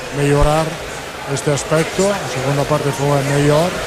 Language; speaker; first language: Portuguese; non-native, learner; Italian